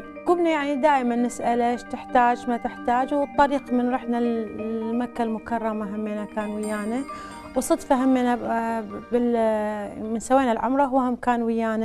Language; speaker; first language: Arabic; native; Arabic